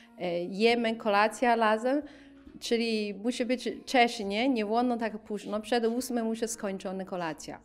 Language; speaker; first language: Polish; non-native, learner; Chinese